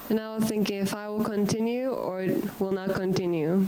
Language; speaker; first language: English; non-native, learner; Japanese